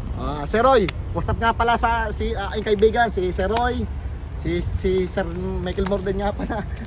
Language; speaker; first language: Filipino; native; Filipino